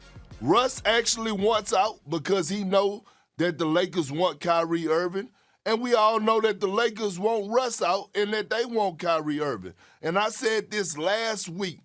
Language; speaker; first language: English; native; English